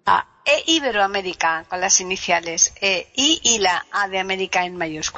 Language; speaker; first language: Spanish; native; Spanish